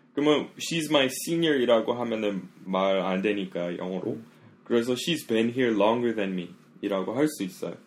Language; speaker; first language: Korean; non-native, fluent; English